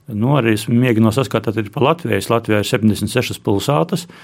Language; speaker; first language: Latvian; native; Latvian